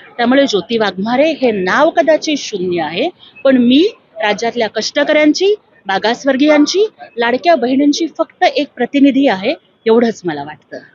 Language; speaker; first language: Marathi; non-native, local second language; Telugu